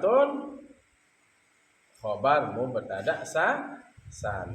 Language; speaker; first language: Arabic; non-native, fluent; Indonesian